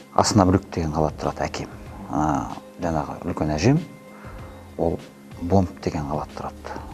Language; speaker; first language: Kazakh; non-native, local second language; Russian